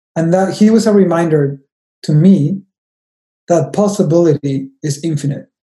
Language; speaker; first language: English; non-native, fluent; Spanish